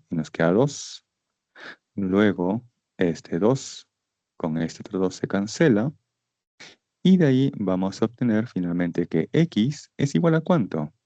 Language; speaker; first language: Spanish; native; Spanish